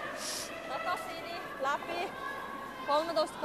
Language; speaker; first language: Finnish; native; Finnish